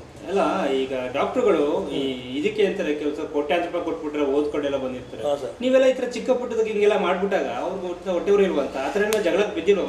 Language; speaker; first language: Kannada; native; Kannada